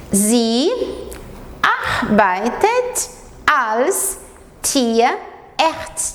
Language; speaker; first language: German; non-native, fluent; Portuguese